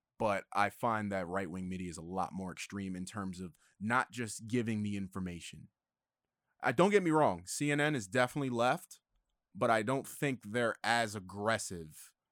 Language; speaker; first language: English; native; English